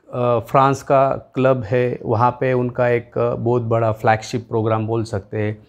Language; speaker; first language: Hindi; non-native, local second language; Marathi